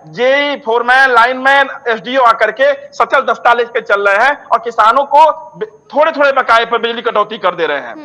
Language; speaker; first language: Hindi; native; Hindi